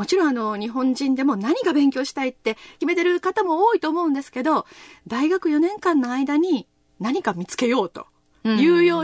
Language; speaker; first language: Japanese; native; Japanese